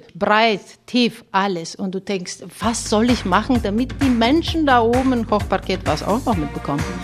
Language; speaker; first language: German; non-native, fluent; Bulgarian